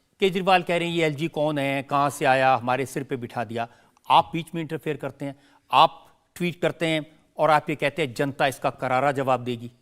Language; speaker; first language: Hindi; native; Hindi